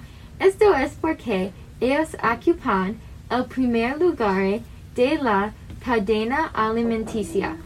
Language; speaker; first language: Spanish; non-native, learner; English